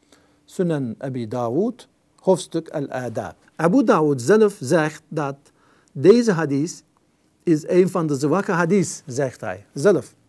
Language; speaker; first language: Dutch; non-native, fluent; Turkish